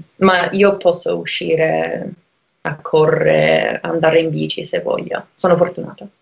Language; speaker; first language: Italian; non-native, fluent; English